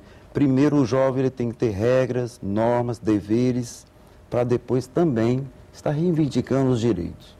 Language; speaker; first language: Portuguese; native; Portuguese